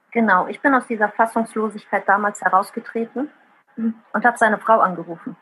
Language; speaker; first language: German; early bilingual, other home language; Italian